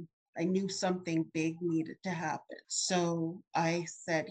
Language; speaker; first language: English; native; English